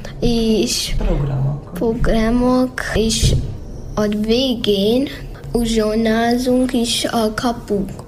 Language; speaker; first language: Hungarian; early bilingual, heritage; Hungarian